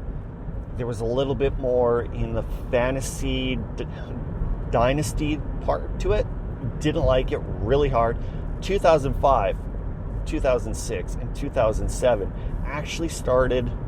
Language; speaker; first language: English; native; English